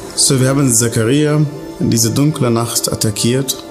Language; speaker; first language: German; non-native, fluent; Arabic